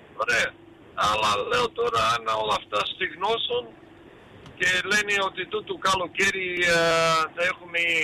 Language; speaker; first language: Greek; early bilingual, heritage; Greek